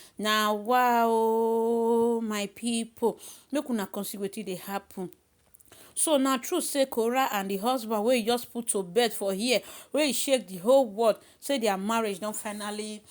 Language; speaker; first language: Nigerian Pidgin; native; Nigerian Pidgin